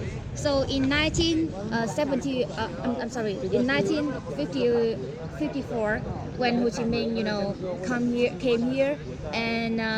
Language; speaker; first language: English; non-native, learner; Vietnamese